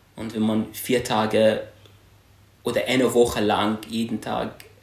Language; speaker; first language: German; non-native, fluent; Arabic